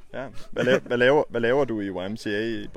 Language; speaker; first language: Danish; native; Danish